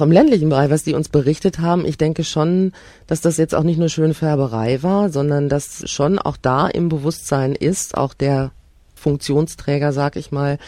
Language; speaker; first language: German; native; German